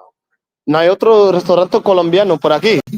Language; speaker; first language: Spanish; non-native, learner; English